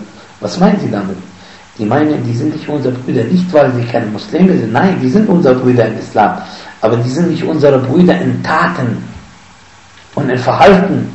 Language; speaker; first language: German; non-native, fluent; Arabic